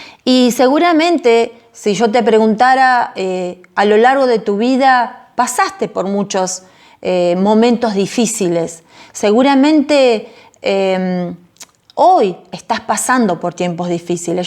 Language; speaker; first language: Spanish; native; Spanish